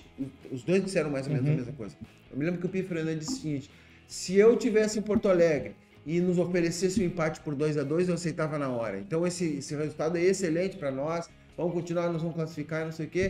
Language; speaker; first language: Portuguese; native; Portuguese